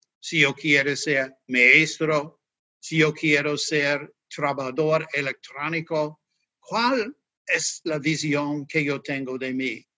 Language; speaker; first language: Spanish; non-native, learner; English